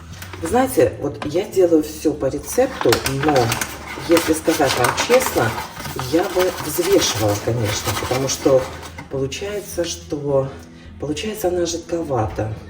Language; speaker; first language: Russian; native; Russian